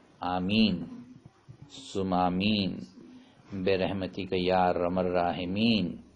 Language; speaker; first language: Urdu; native; Urdu